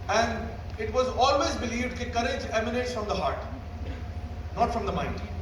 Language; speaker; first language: English; non-native, local second language; Urdu